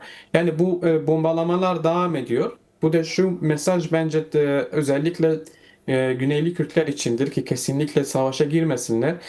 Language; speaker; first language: Turkish; non-native, fluent; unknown